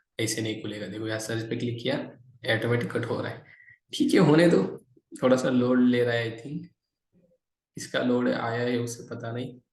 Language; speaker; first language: Hindi; non-native, local second language; Marathi